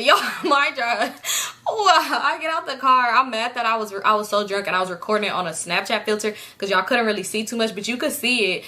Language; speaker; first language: English; native; English